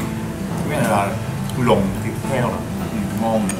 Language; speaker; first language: Vietnamese; non-native, learner; Japanese